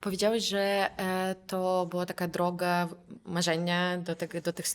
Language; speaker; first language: Polish; non-native, fluent; Belarusian